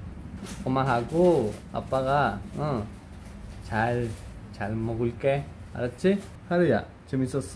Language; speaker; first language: Korean; non-native, learner; Spanish